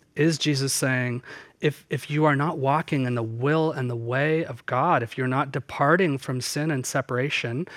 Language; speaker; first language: English; native; English